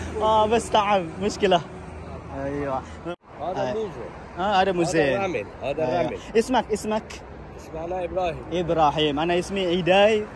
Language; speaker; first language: Arabic; non-native, learner; Indonesian